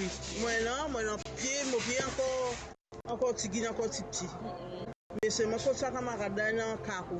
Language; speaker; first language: French; non-native, local second language; Morisyen